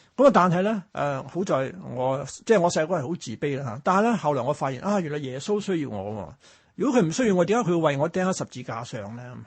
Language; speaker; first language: Cantonese; early bilingual, other home language; Chinese